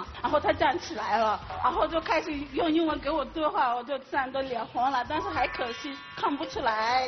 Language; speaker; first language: Chinese; non-native, fluent; Akan